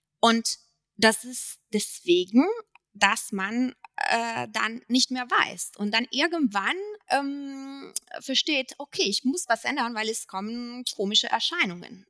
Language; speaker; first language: German; non-native, fluent; Italian